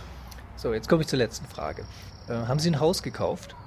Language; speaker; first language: German; native; German